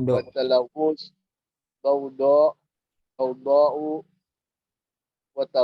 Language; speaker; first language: Arabic; non-native, learner; Indonesian